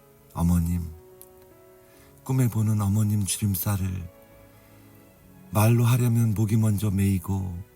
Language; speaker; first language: Korean; native; Korean